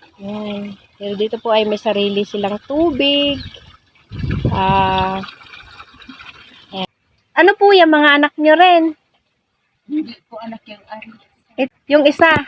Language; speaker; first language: Filipino; non-native, local second language; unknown